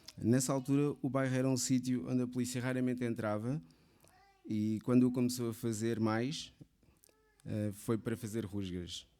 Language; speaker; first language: Portuguese; early bilingual, other home language; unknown